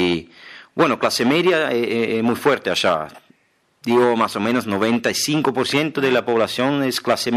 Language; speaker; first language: Spanish; non-native, fluent; German